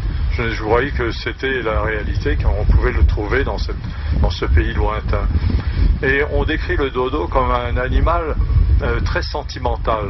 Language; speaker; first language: French; native; French